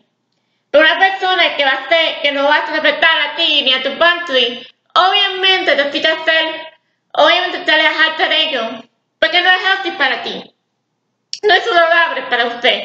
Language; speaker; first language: Spanish; early bilingual, heritage; English